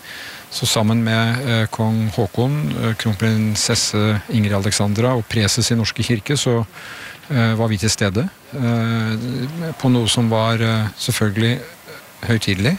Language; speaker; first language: Norwegian; native; Norwegian